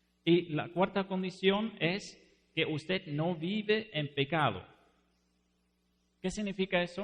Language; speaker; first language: Spanish; non-native, fluent; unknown